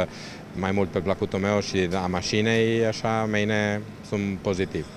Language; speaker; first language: Romanian; non-native, fluent; Italian